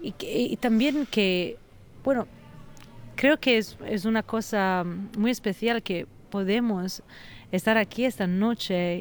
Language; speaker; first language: Spanish; non-native, fluent; Italian